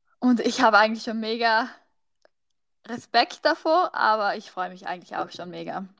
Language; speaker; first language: German; native; German